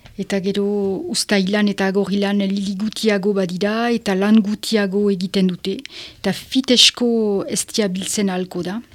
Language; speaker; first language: Basque; non-native, local second language; French